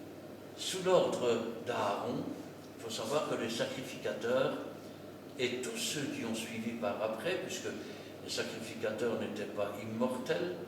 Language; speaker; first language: French; native; French